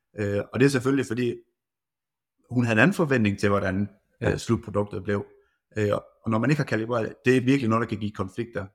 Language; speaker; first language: Danish; native; Danish